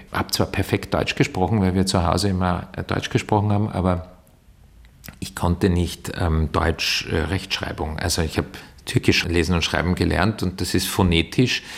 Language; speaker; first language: German; early bilingual, other home language; Turkish